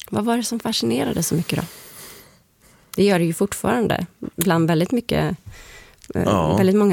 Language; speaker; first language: Swedish; native; Swedish